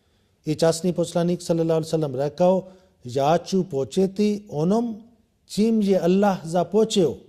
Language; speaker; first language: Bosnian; non-native, learner; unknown